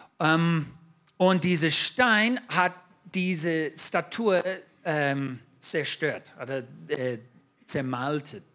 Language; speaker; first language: German; non-native, fluent; English